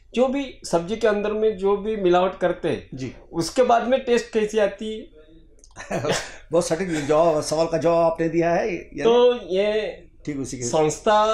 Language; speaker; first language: Hindi; non-native, local second language; Marathi